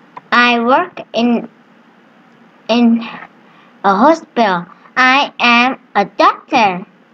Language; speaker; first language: English; non-native, learner; Vietnamese